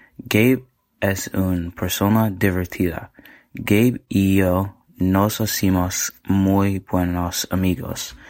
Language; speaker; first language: Spanish; non-native, learner; English